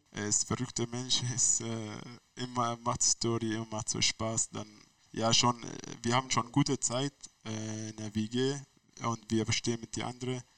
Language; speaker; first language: German; non-native, learner; Arabic